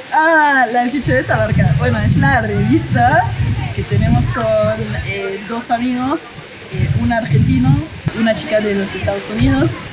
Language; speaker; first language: Spanish; non-native, fluent; French